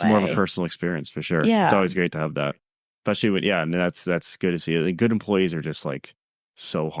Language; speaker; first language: English; native; English